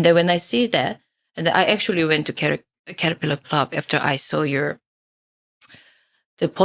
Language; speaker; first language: English; non-native, fluent; Korean